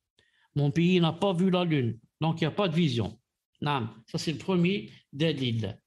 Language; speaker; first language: French; non-native, local second language; Arabic